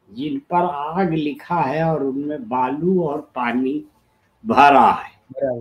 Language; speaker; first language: Hindi; native; Hindi